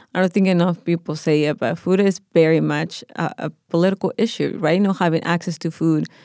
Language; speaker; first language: English; non-native, fluent; Spanish